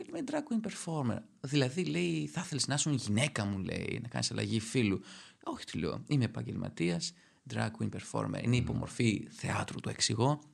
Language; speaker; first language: Greek; early bilingual, other home language; Albanian